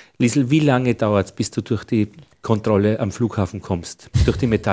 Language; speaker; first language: German; native; German